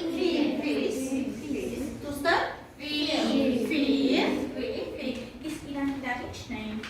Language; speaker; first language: French; non-native, fluent; Armenian